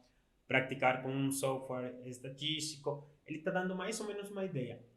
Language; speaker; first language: Portuguese; non-native, fluent; Spanish